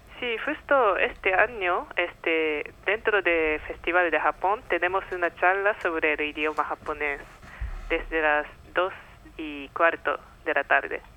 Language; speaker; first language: Spanish; non-native, fluent; Japanese